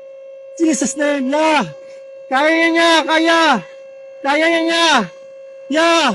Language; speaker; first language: Filipino; non-native, local second language; Cebuano